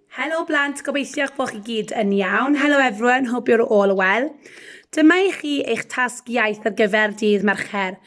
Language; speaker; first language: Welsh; non-native, local second language; English